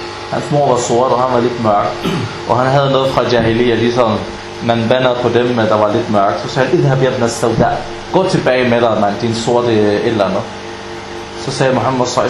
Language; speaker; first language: Danish; non-native, fluent; Arabic